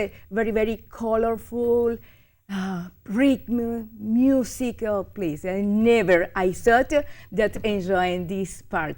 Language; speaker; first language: English; non-native, learner; Spanish